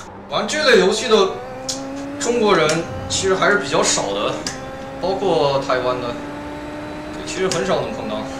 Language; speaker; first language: Chinese; native; Chinese